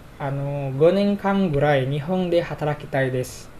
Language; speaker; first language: Japanese; non-native, learner; Indonesian